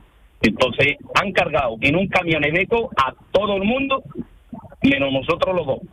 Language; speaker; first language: Spanish; early bilingual, other home language; Arabic